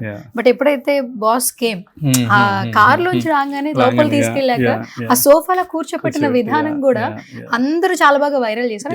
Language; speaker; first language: Telugu; native; Telugu